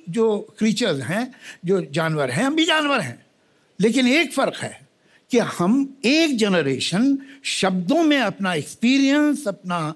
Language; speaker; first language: Hindi; native; Hindi